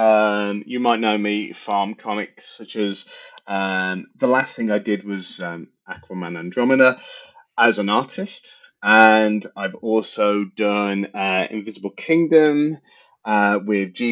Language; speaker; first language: English; native; English